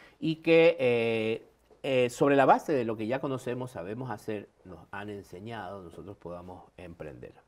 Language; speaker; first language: Spanish; native; Spanish